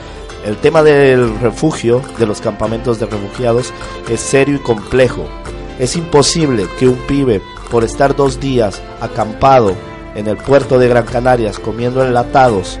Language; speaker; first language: Spanish; native; Spanish